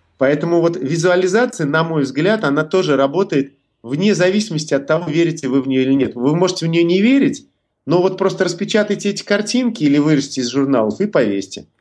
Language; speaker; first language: Russian; native; Russian